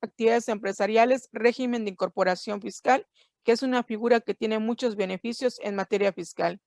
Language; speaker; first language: Spanish; native; Spanish